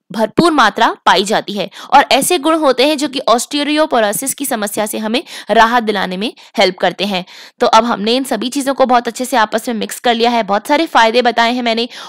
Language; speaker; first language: Hindi; native; Hindi